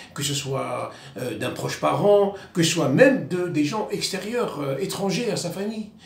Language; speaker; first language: French; non-native, local second language; Arabic